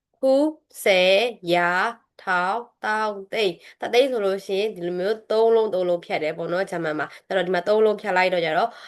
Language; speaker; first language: Burmese; native; Burmese